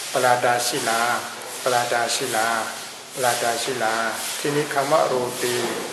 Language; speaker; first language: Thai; non-native, fluent; Burmese